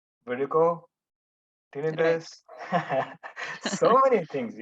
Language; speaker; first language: English; non-native, local second language; Hindi